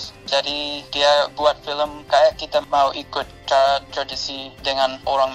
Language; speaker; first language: Indonesian; non-native, fluent; English